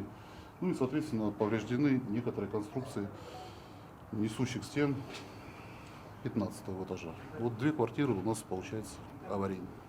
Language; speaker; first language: Russian; native; Russian